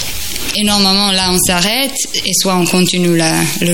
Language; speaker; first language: French; non-native, fluent; Croatian